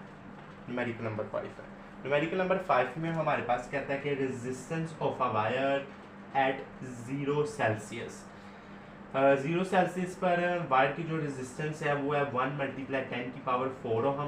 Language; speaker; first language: Hindi; non-native, local second language; Punjabi